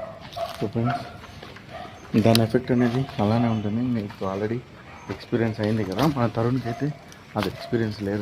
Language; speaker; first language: Telugu; native; Telugu